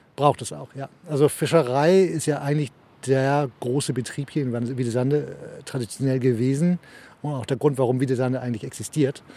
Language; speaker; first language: German; early bilingual, heritage; German